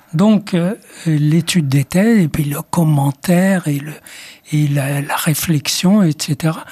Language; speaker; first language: French; non-native, local second language; Arabic